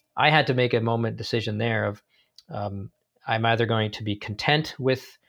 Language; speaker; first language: English; native; English